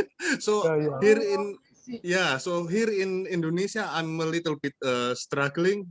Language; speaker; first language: English; non-native, fluent; Indonesian